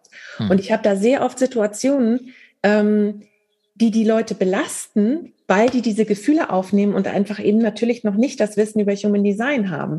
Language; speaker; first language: German; native; German